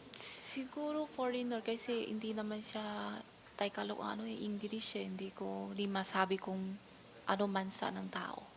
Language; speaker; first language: Filipino; non-native, learner; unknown